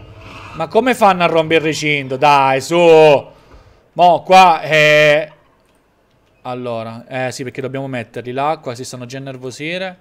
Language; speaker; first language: Italian; native; Italian